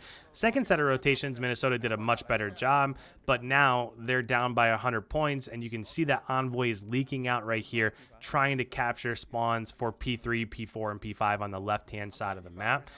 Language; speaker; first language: English; native; English